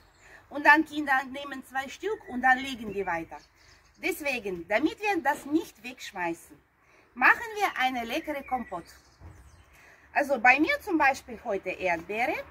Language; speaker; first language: German; non-native, fluent; Russian